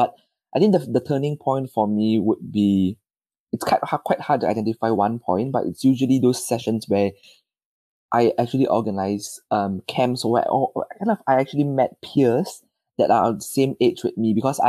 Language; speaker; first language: English; non-native, local second language; Chinese